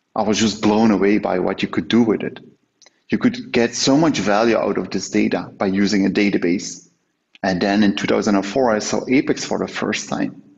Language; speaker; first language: English; non-native, fluent; Dutch